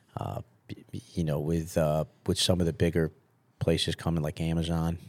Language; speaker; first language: English; early bilingual, other home language; Italian